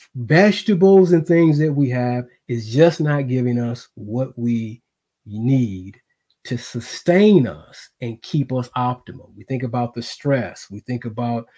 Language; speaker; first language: English; native; English